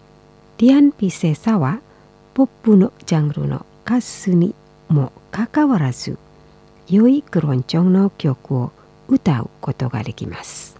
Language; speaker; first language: Japanese; non-native, fluent; Indonesian